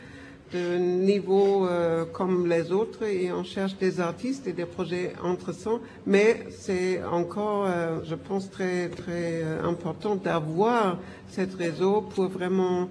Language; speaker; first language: French; non-native, fluent; German